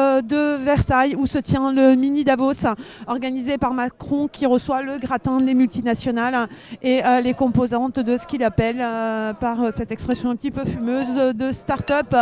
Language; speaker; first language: French; native; French